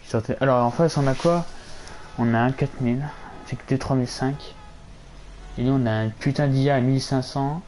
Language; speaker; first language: French; native; French